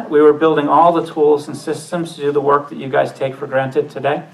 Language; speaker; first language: English; native; English